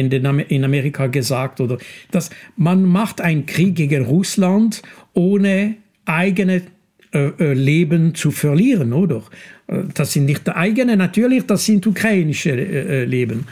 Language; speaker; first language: German; non-native, local second language; French